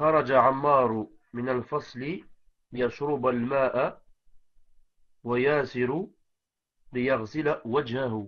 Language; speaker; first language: Arabic; non-native, learner; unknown